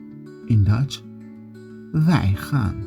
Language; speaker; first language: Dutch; non-native, learner; Kurdish